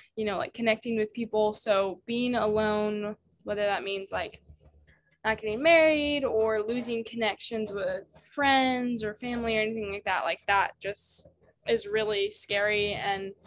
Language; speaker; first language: English; native; English